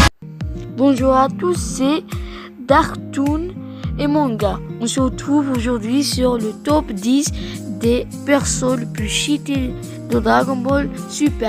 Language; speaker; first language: French; non-native, learner; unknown